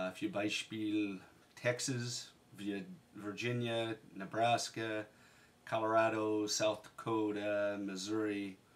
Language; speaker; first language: German; early bilingual, other home language; English